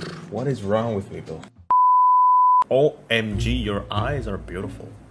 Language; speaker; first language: English; non-native, fluent; Indonesian